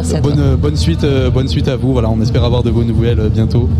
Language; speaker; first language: French; native; French